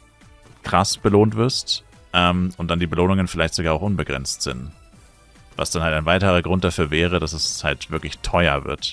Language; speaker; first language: German; native; German